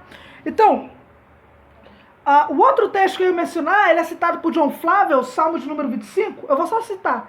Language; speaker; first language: Portuguese; native; Portuguese